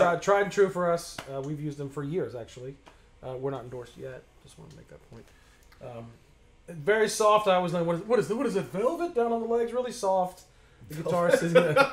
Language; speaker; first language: English; native; English